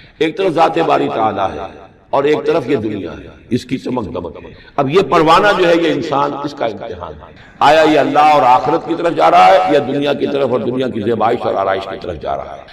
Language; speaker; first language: Urdu; native; Urdu